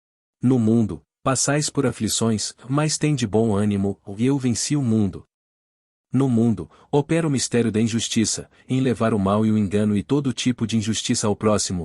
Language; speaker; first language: Portuguese; native; Portuguese